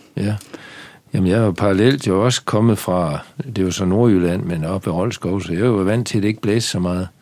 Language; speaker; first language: Danish; native; Danish